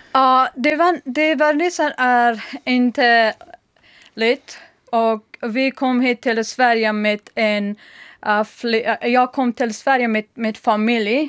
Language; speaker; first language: Swedish; non-native, learner; Persian